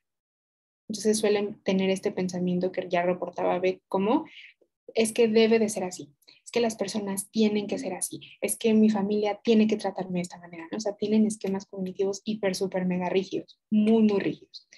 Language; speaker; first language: Spanish; native; Spanish